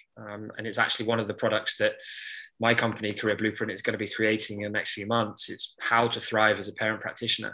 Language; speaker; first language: English; native; English